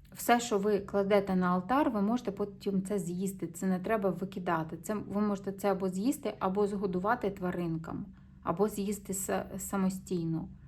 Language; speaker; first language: Ukrainian; non-native, local second language; Russian